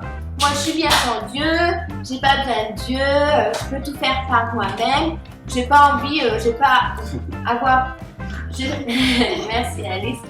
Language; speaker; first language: French; native; French